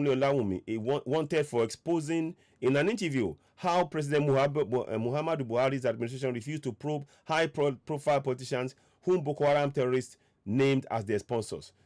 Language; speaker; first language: English; non-native, local second language; Yoruba